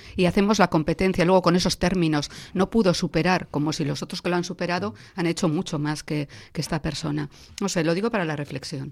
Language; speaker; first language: Spanish; native; Spanish